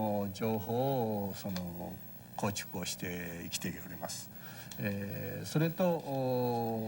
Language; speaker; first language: Japanese; native; Japanese